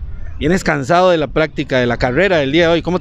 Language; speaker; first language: Spanish; native; Spanish